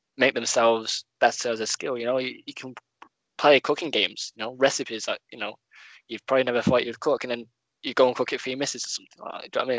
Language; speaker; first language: English; native; English